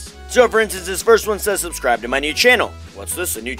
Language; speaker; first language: English; native; English